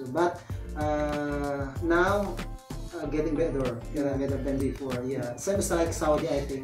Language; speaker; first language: English; non-native, learner; Indonesian